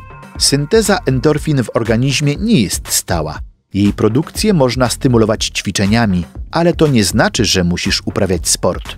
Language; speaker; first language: Polish; native; Polish